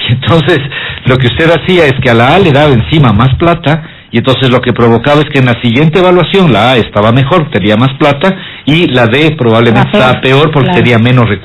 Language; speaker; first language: Spanish; native; Spanish